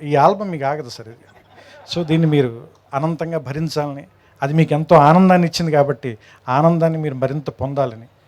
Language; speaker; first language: Telugu; native; Telugu